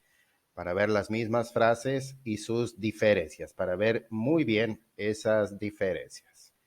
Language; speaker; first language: Spanish; non-native, fluent; Portuguese